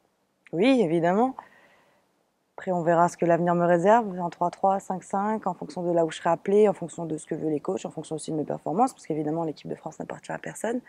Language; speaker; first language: French; native; French